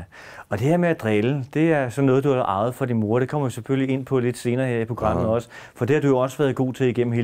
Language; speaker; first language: Danish; native; Danish